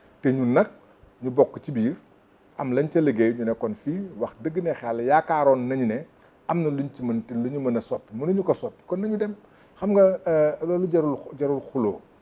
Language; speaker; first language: Wolof; non-native, local second language; Fula